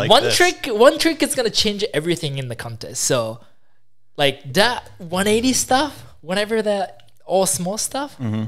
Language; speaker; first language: English; non-native, fluent; Japanese